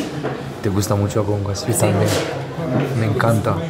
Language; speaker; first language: Spanish; non-native, learner; Romanian